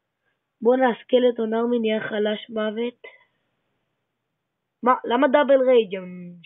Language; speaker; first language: Hebrew; native; Hebrew